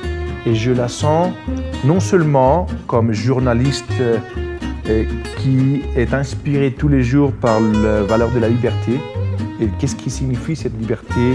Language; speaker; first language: French; non-native, fluent; Spanish